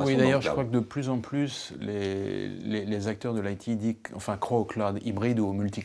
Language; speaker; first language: French; native; French